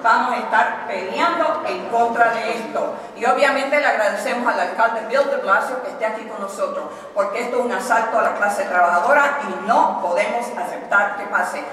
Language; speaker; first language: Spanish; native; Spanish